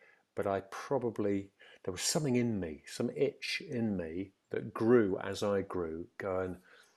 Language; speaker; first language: English; native; English